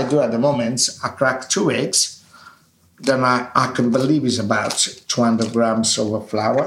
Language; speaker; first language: English; non-native, fluent; Italian